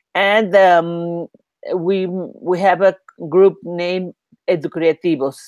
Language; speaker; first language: English; non-native, learner; Spanish